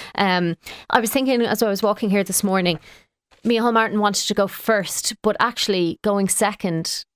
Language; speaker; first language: English; native; English